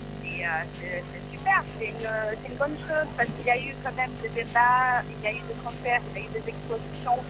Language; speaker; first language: French; non-native, fluent; Portuguese